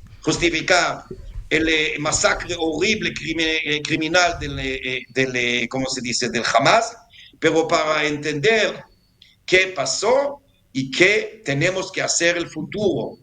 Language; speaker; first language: Spanish; non-native, fluent; Hebrew